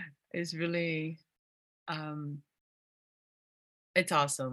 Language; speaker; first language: English; non-native, fluent; Portuguese